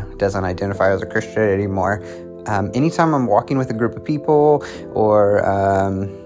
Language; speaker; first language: English; native; English